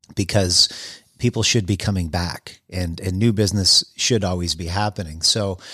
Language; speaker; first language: English; native; English